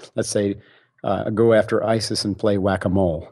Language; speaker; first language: English; native; English